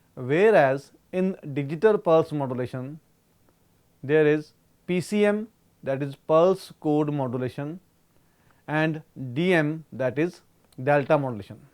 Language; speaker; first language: English; non-native, local second language; Punjabi